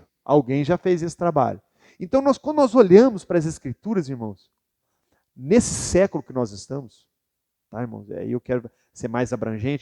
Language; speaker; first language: Portuguese; native; Portuguese